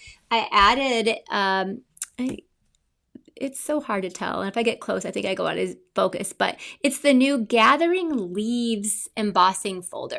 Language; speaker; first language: English; native; English